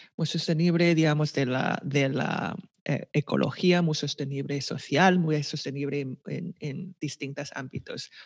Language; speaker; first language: Spanish; non-native, fluent; Chinese